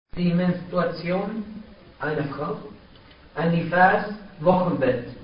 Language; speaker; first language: German; non-native, fluent; Arabic